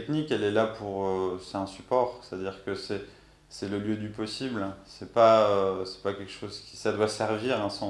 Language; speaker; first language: French; native; French